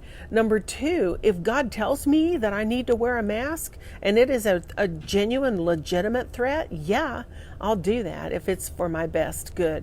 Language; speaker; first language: English; native; English